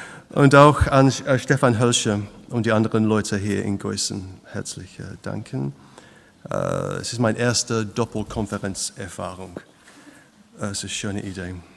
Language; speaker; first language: German; non-native, learner; English